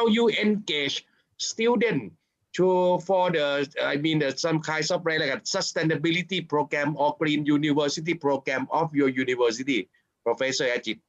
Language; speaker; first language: English; non-native, fluent; Thai